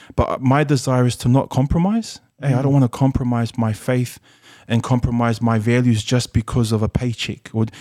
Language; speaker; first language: English; early bilingual, other home language; Samoan